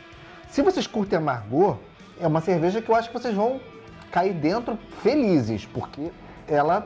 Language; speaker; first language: Portuguese; native; Portuguese